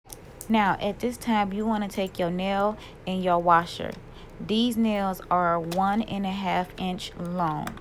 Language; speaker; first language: English; native; English